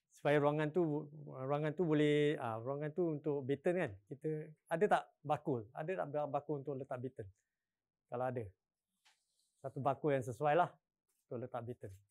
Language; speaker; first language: Malay; non-native, local second language; Chinese